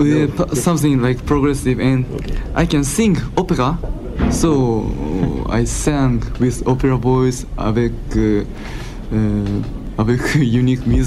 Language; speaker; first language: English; non-native, learner; Japanese